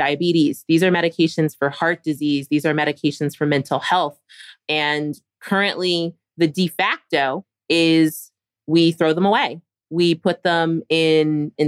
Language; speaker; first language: English; native; English